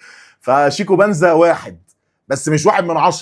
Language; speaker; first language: Arabic; native; Arabic